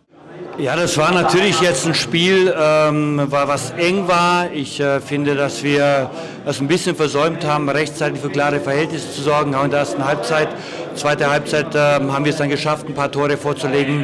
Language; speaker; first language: German; native; German